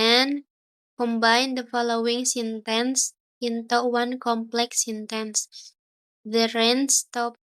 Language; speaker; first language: English; non-native, learner; Indonesian